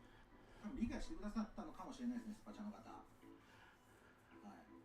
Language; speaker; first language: Japanese; native; Japanese